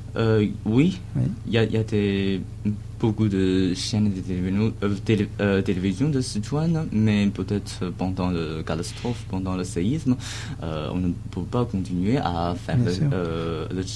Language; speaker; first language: French; non-native, learner; Chinese